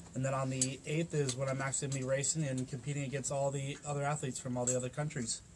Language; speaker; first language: English; native; English